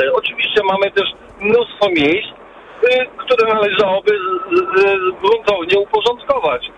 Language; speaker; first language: Polish; early bilingual, other home language; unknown